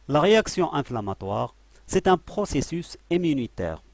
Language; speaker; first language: French; non-native, local second language; Arabic